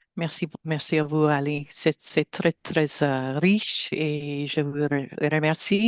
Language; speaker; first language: French; non-native, learner; English